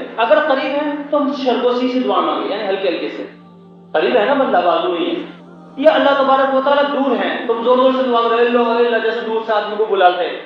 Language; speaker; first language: Urdu; native; Urdu